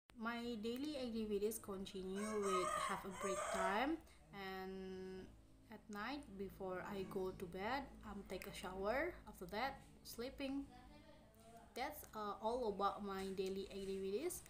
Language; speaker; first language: English; non-native, learner; Indonesian